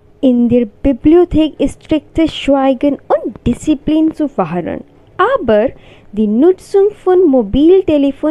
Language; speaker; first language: German; non-native, learner; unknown